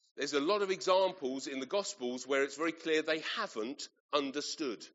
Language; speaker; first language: English; native; English